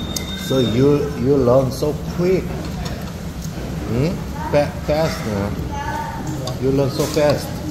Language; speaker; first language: English; non-native, learner; Korean